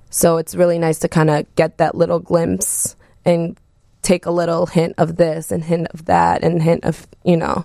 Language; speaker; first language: English; early bilingual, other home language; Spanish